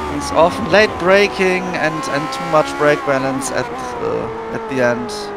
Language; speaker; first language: English; non-native, fluent; German